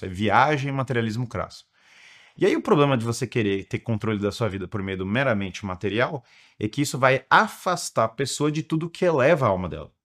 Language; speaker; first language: Portuguese; native; Portuguese